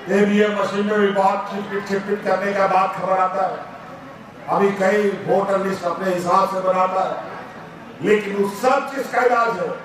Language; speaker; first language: Hindi; non-native, local second language; Santali